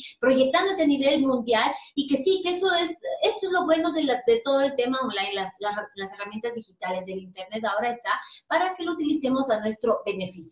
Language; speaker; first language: Spanish; native; Spanish